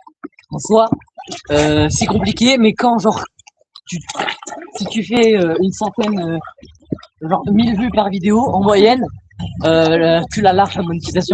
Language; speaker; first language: French; native; French